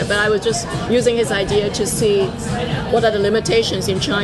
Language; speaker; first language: English; non-native, local second language; Cantonese